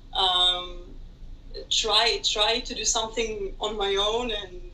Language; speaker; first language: English; non-native, fluent; Hebrew